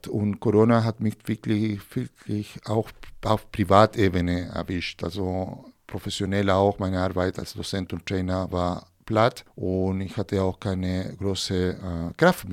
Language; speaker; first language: German; non-native, fluent; Spanish